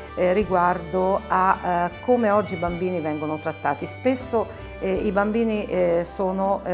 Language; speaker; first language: Italian; non-native, fluent; Arabic